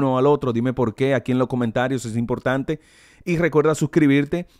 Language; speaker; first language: Spanish; native; Spanish